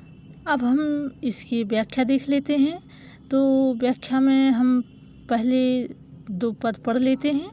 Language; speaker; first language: Hindi; native; Hindi